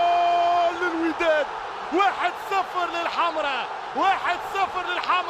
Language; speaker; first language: Arabic; native; Arabic